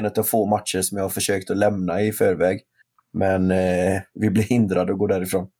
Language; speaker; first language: Swedish; native; Swedish